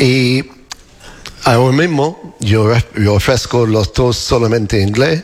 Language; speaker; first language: Spanish; non-native, learner; English